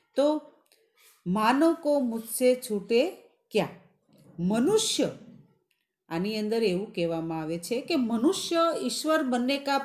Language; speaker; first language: Hindi; non-native, local second language; Gujarati